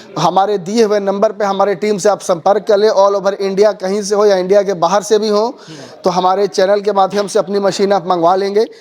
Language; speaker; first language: Hindi; native; Hindi